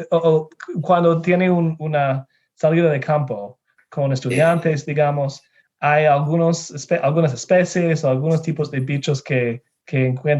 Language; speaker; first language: Spanish; non-native, fluent; English